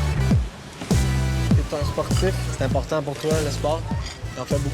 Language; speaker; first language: French; native; French